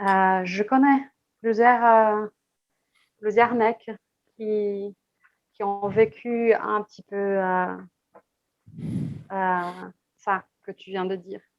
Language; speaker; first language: French; non-native, fluent; Portuguese